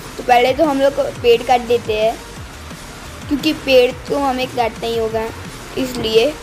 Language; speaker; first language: Hindi; non-native, local second language; Gujarati